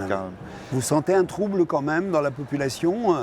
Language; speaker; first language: French; native; French